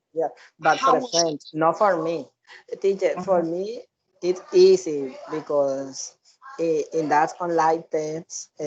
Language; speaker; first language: English; non-native, learner; Spanish